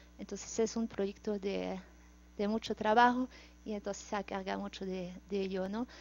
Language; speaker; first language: Spanish; native; Spanish